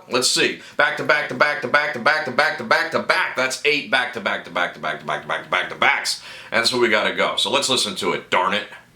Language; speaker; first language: English; native; English